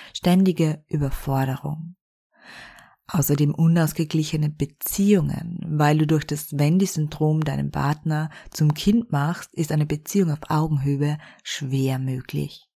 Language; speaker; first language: German; native; German